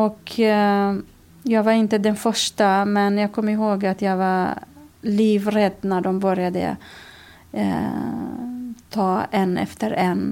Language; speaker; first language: Swedish; non-native, fluent; Kurdish